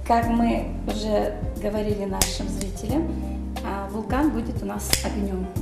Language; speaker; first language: Russian; native; Russian